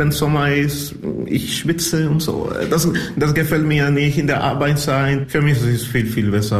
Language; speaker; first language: German; non-native, learner; Spanish